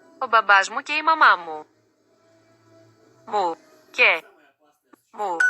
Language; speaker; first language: Greek; non-native, learner; Ukrainian